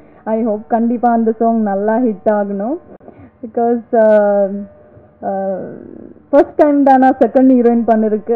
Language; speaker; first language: Tamil; non-native, learner; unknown